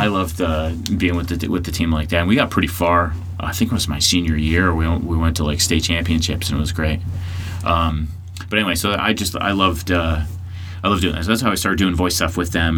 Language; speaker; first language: English; native; English